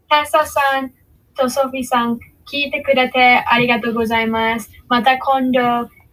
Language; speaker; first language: Japanese; non-native, learner; English